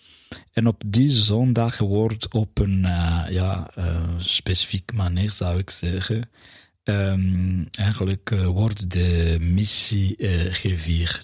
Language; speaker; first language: Dutch; non-native, fluent; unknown